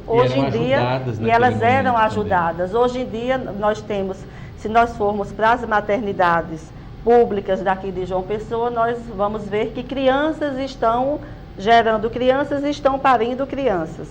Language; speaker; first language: Portuguese; native; Portuguese